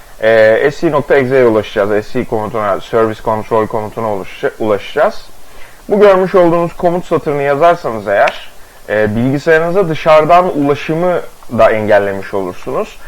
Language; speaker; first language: Turkish; native; Turkish